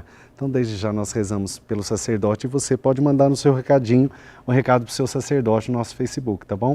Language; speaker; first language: Portuguese; native; Portuguese